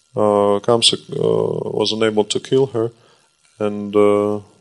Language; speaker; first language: English; non-native, fluent; Russian